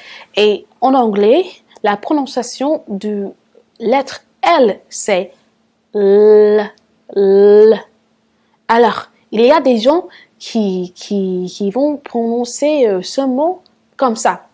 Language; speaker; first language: French; non-native, fluent; English